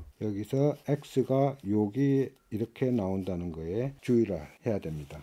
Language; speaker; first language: Korean; native; Korean